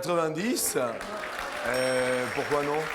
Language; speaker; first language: French; native; French